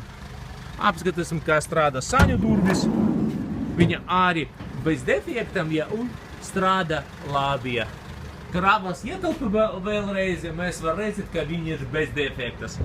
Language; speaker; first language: Latvian; non-native, local second language; Russian